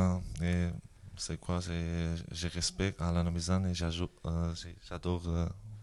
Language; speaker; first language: French; non-native, learner; Georgian